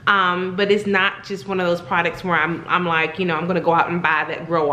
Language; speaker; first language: English; native; English